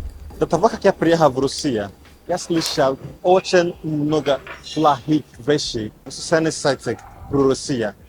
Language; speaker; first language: Russian; non-native, learner; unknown